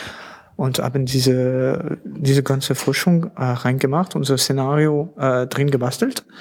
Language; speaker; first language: German; non-native, learner; French